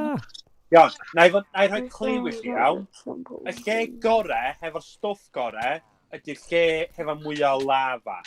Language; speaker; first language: Welsh; native; Welsh